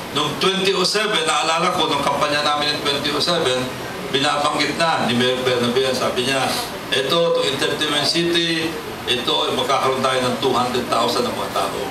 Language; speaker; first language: Filipino; native; Filipino